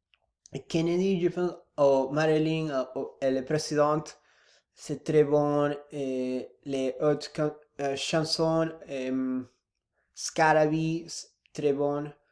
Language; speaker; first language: French; non-native, learner; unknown